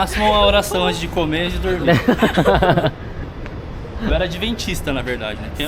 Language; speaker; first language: Portuguese; native; Portuguese